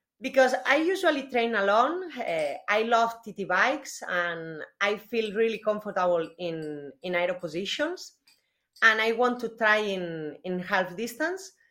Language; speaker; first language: English; non-native, learner; Spanish